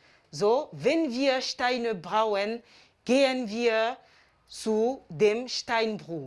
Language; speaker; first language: German; non-native, fluent; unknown